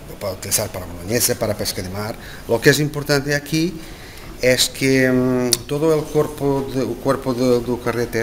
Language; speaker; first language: Spanish; non-native, learner; Portuguese